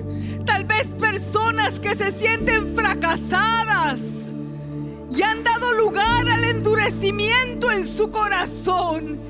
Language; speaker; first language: Spanish; native; Spanish